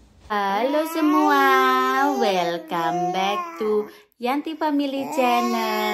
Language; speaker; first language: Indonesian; native; Indonesian